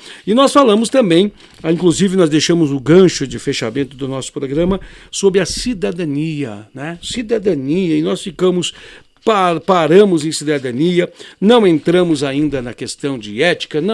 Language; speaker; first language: Portuguese; native; Portuguese